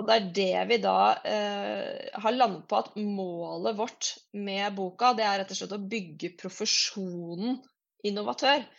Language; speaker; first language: Norwegian; native; Norwegian